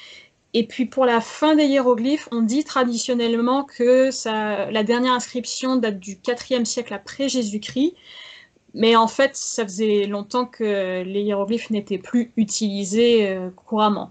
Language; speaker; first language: French; native; French